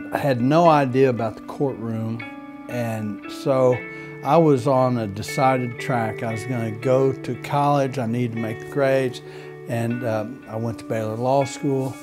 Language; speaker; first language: English; native; English